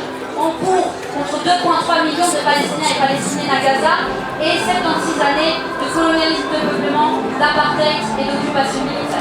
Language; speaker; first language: French; native; French